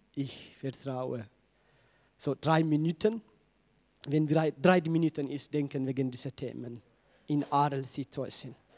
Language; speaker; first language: German; non-native, learner; Tigrinya